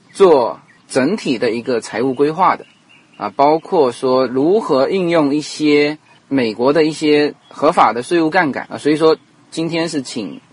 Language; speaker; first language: Chinese; native; Chinese